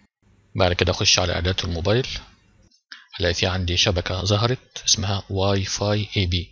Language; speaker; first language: Arabic; native; Arabic